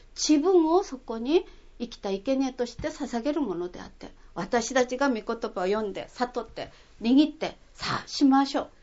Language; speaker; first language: Japanese; non-native, fluent; Korean